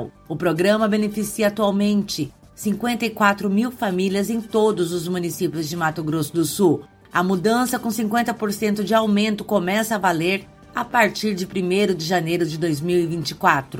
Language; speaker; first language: Portuguese; native; Portuguese